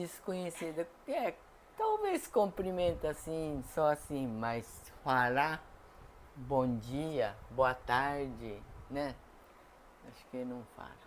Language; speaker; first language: Portuguese; non-native, fluent; Japanese